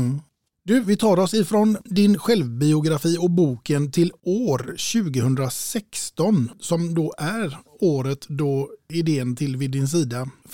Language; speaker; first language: Swedish; native; Swedish